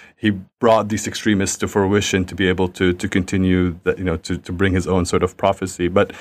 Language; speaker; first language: English; early bilingual, other home language; Arabic